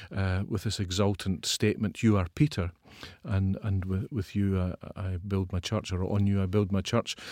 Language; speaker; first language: English; native; English